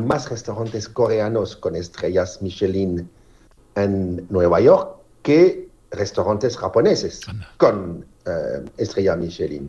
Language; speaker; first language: Spanish; non-native, fluent; French